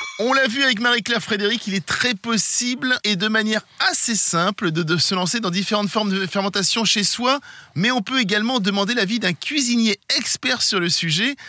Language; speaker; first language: French; native; French